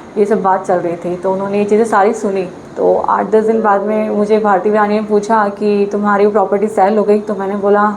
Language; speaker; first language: Hindi; native; Hindi